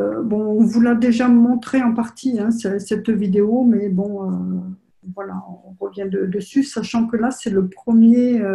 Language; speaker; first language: French; native; French